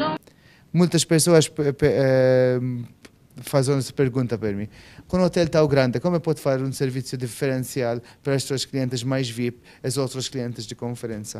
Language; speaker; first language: Portuguese; non-native, fluent; Maltese